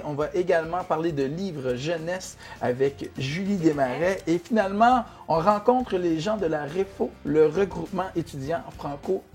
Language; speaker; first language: French; native; French